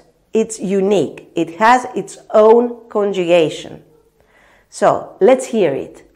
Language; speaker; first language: English; non-native, fluent; Greek